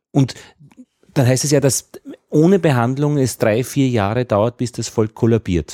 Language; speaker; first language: German; native; German